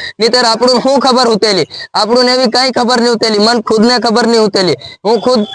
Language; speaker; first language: Gujarati; non-native, local second language; Bhili